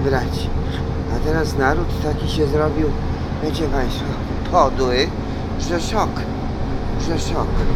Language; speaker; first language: Polish; native; Polish